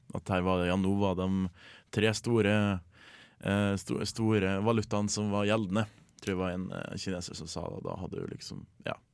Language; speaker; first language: Norwegian; native; Norwegian